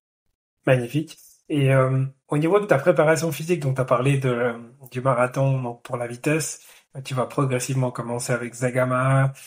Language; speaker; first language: French; native; French